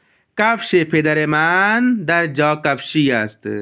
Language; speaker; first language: Persian; non-native, fluent; Urdu